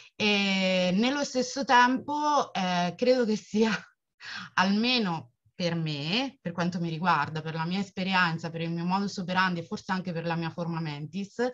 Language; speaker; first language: Italian; native; Italian